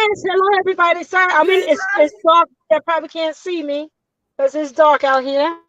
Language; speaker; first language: English; native; English